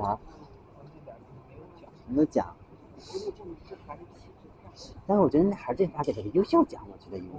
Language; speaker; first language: Chinese; native; Chinese